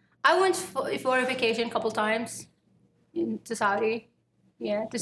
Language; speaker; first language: English; non-native, fluent; Arabic